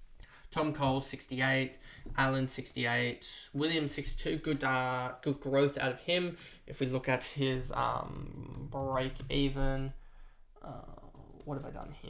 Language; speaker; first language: English; native; English